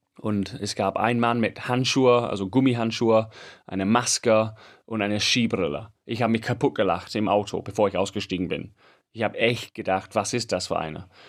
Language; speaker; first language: German; non-native, fluent; English